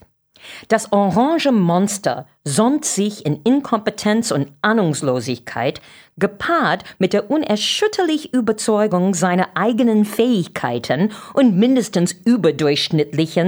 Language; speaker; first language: German; non-native, fluent; English